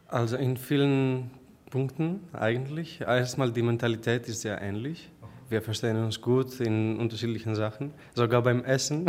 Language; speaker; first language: German; non-native, fluent; Greek